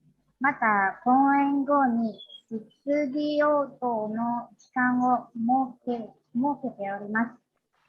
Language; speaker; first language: Japanese; non-native, fluent; Indonesian